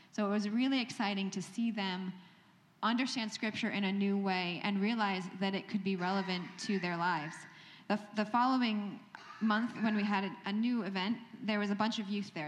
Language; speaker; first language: English; native; English